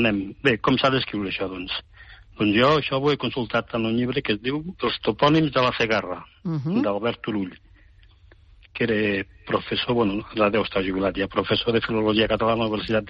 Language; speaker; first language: Catalan; native; Catalan